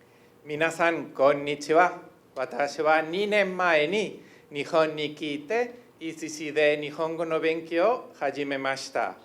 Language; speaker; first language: Japanese; non-native, learner; Spanish